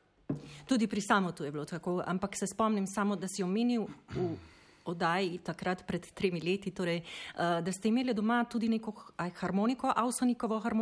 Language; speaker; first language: Slovenian; native; Slovenian